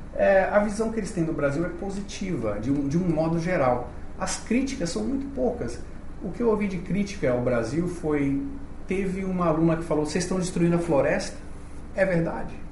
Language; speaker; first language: Portuguese; native; Portuguese